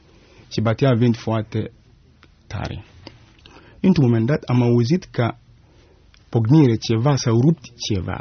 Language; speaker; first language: Romanian; non-native, fluent; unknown